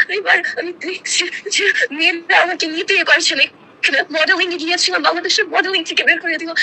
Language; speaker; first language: Bangla; non-native, fluent; Russian